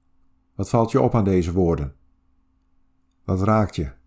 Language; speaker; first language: Dutch; native; Dutch